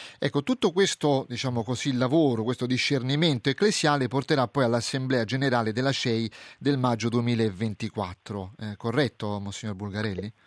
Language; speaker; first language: Italian; native; Italian